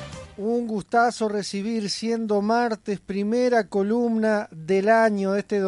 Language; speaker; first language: Spanish; native; Spanish